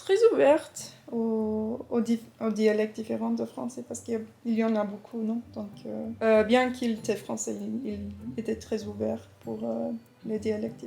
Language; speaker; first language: French; non-native, fluent; English